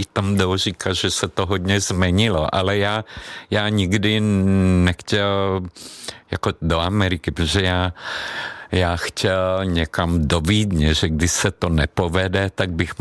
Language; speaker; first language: Czech; non-native, fluent; Hungarian